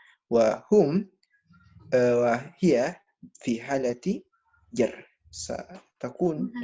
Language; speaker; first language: Arabic; non-native, learner; Indonesian